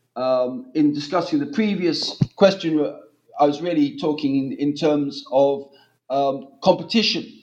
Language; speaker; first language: English; native; English